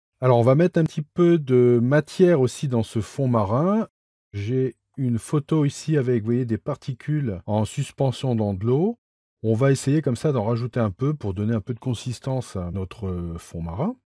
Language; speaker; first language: French; native; French